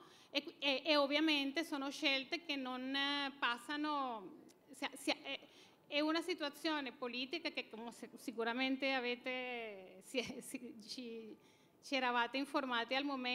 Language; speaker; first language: Italian; non-native, fluent; Spanish